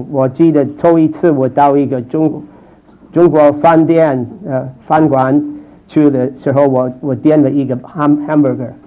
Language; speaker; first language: Chinese; non-native, fluent; English